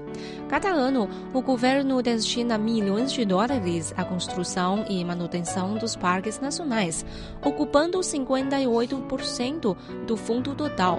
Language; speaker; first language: Portuguese; non-native, fluent; Chinese